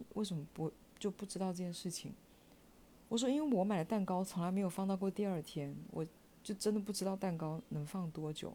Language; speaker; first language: Chinese; native; Chinese